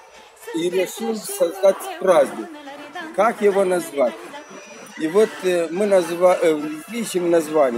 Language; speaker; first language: Russian; non-native, local second language; Romanian